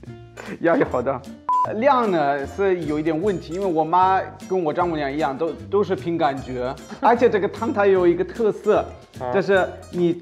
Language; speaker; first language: Chinese; non-native, fluent; German